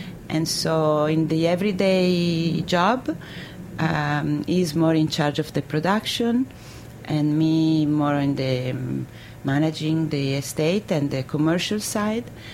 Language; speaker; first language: English; non-native, fluent; Italian